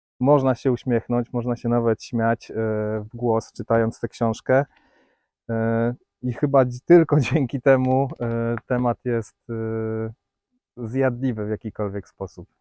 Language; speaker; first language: Polish; native; Polish